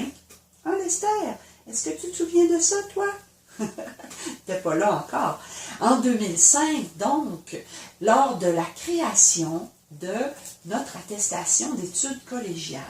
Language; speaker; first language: French; native; French